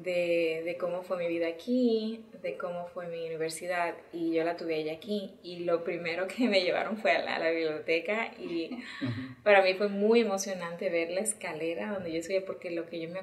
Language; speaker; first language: Spanish; early bilingual, heritage; Spanish